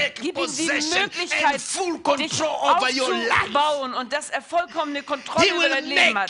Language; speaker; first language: German; non-native, fluent; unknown